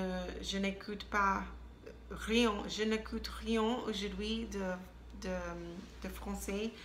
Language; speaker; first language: French; non-native, learner; English